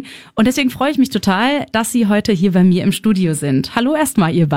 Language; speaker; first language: German; native; German